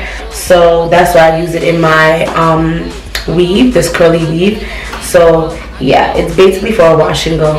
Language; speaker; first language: English; native; English